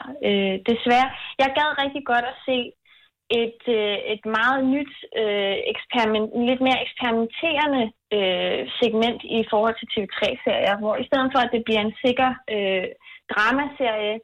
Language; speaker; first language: Danish; native; Danish